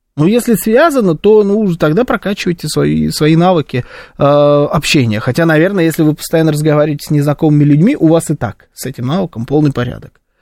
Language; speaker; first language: Russian; native; Russian